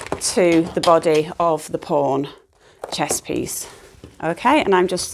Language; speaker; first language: English; native; English